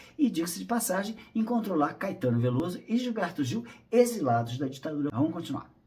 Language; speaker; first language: Portuguese; native; Portuguese